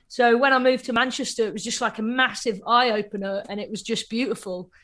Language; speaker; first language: English; native; English